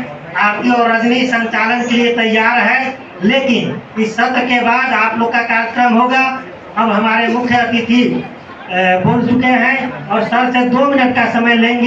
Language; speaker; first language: Hindi; native; Hindi